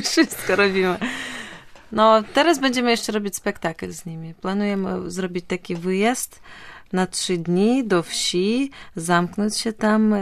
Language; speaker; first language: Polish; non-native, fluent; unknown